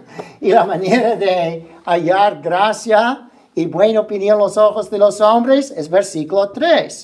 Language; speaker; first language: Spanish; non-native, fluent; English